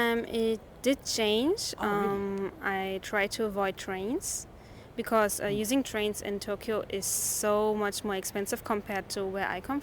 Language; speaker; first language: English; non-native, fluent; German